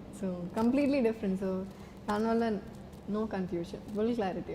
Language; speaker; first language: Telugu; non-native, fluent; Malayalam